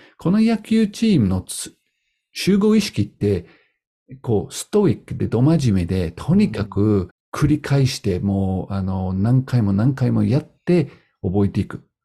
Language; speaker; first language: Japanese; non-native, fluent; English